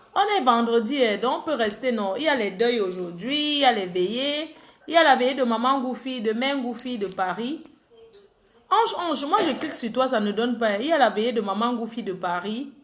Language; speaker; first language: French; native; French